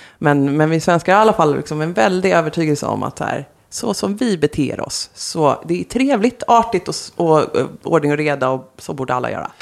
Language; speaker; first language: Swedish; native; Swedish